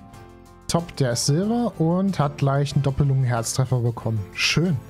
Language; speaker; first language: German; native; German